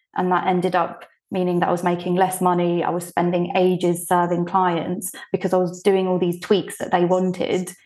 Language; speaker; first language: English; early bilingual, other home language; Bulgarian